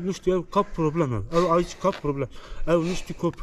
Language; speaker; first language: Romanian; non-native, learner; Turkish